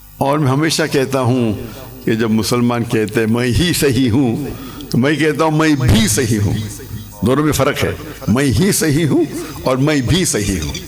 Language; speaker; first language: Urdu; non-native, local second language; English